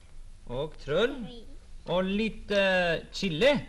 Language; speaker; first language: Swedish; non-native, fluent; English